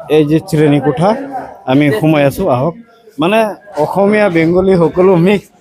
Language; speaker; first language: Bangla; non-native, local second language; Assamese